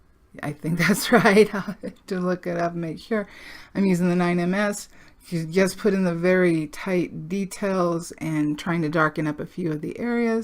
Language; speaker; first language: English; native; English